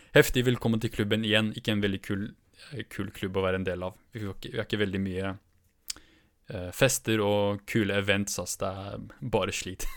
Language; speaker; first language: Norwegian; early bilingual, other home language; Kurdish